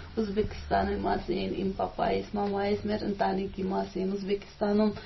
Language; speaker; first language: Armenian; non-native, fluent; Uzbek